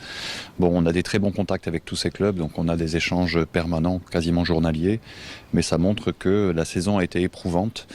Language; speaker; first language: French; native; French